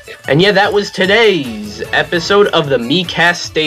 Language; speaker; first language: English; native; English